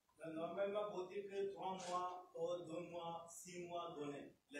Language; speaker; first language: French; non-native, learner; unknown